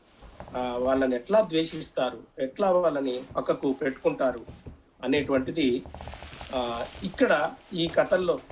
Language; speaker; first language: Telugu; native; Telugu